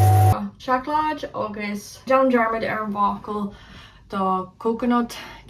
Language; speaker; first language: Irish; non-native, local second language; English